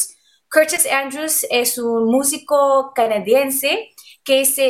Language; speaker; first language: Spanish; non-native, learner; English